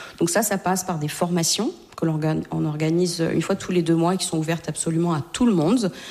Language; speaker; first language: French; native; French